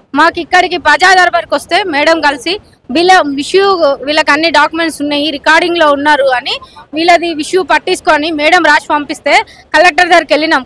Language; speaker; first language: Telugu; native; Telugu